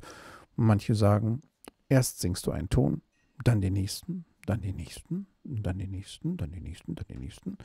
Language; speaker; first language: German; native; German